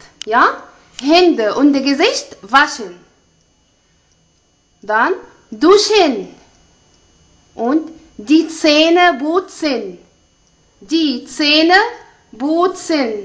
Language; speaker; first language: German; non-native, fluent; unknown